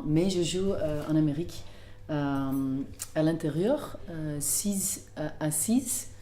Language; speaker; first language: French; non-native, local second language; Dutch